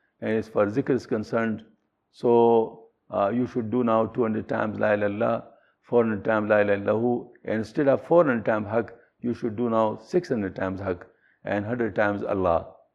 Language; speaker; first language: English; non-native, local second language; Pashto